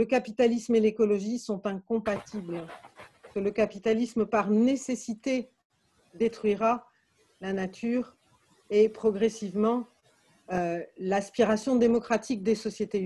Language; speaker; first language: French; native; French